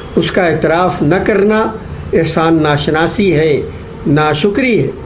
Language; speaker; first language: Urdu; native; Urdu